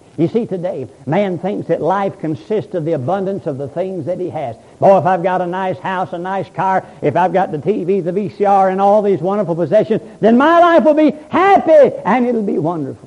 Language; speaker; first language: English; native; English